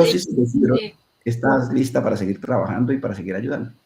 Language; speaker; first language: Spanish; native; Spanish